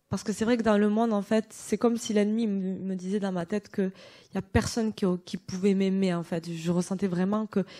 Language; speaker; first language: French; native; French